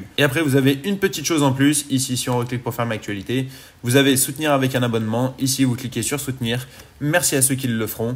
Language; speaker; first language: French; native; French